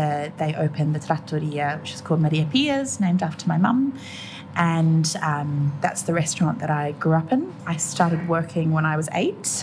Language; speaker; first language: English; native; English